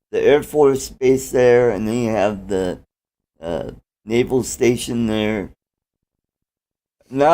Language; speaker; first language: English; native; English